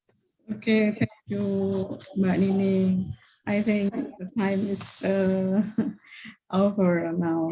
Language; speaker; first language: English; non-native, learner; Indonesian